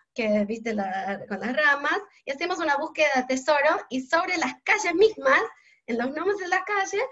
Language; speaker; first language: Spanish; non-native, fluent; English